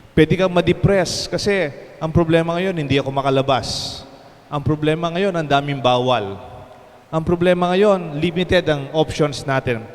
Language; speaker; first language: Filipino; non-native, local second language; Pampanga